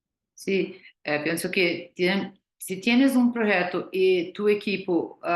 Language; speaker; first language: Spanish; non-native, learner; Portuguese